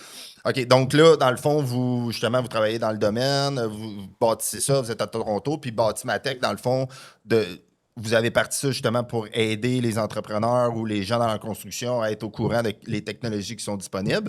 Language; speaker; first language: French; native; French